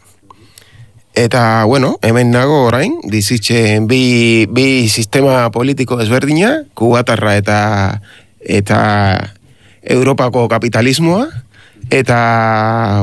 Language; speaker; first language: Basque; non-native, learner; Spanish